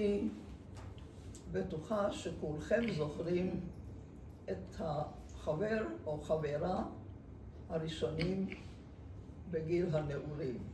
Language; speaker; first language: Hebrew; non-native, fluent; Hungarian